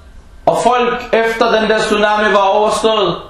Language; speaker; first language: Danish; non-native, local second language; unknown